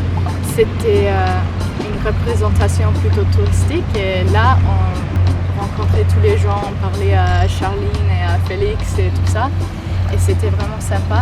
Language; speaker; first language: French; non-native, fluent; English